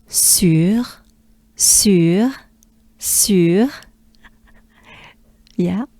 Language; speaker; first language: French; native; French